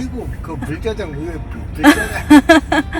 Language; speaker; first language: Korean; native; Korean